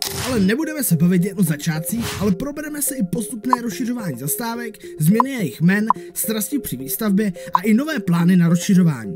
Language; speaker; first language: Czech; native; Czech